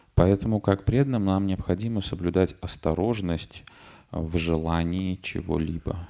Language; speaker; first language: Russian; native; Russian